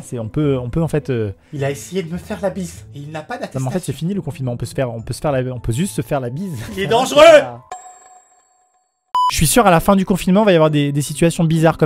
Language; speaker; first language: French; native; French